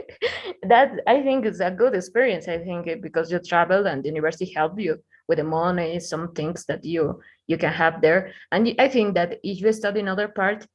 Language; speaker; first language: English; non-native, learner; Spanish